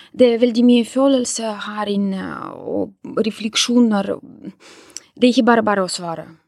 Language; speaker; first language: Norwegian; non-native, fluent; Russian